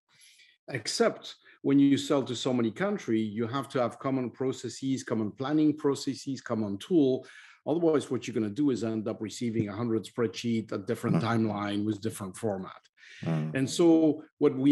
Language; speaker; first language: English; non-native, fluent; French